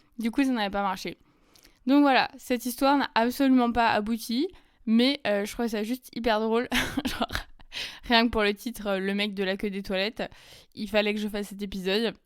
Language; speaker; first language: French; native; French